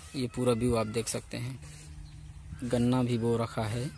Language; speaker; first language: Hindi; native; Hindi